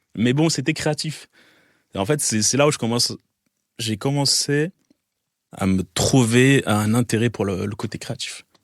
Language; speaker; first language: French; non-native, local second language; Arabic